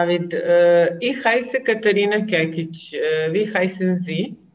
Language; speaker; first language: German; non-native, learner; Serbian